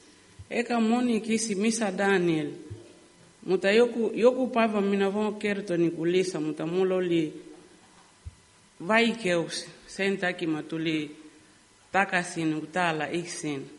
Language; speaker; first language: Finnish; non-native, learner; Lingala